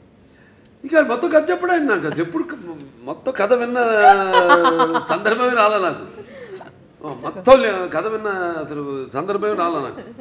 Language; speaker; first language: Telugu; native; Telugu